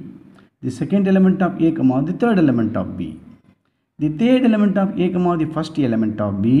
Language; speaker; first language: English; non-native, local second language; Tamil